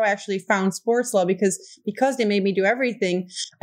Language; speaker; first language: English; non-native, fluent; Dutch